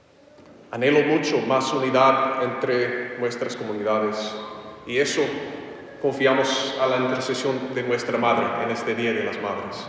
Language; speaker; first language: Spanish; non-native, fluent; English